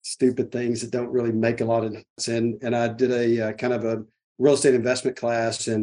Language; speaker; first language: English; native; English